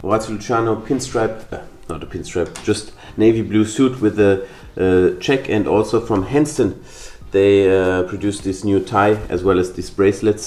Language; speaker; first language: English; non-native, fluent; German